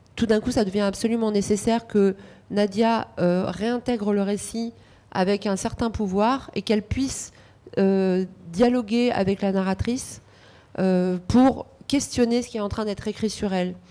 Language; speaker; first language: French; non-native, fluent; Romanian